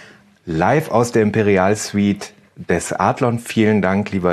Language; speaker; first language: German; native; German